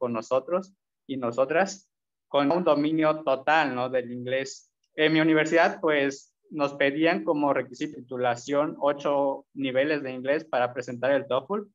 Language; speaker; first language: Spanish; non-native, local second language; Zapotec